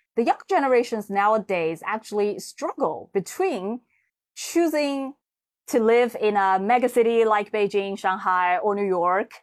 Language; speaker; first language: English; non-native, fluent; Chinese